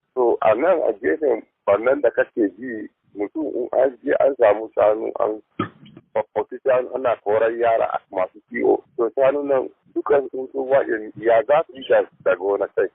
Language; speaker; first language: Hausa; non-native, local second language; Fula